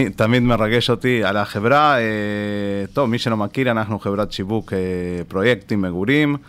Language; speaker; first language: Hebrew; non-native, fluent; Spanish